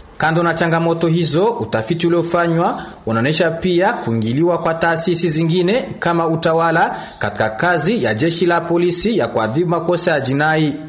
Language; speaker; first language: Swahili; non-native, local second language; Rundi